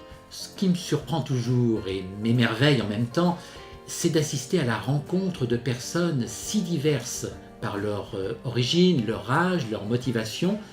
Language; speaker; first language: French; native; French